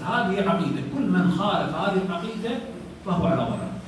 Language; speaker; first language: Arabic; native; Arabic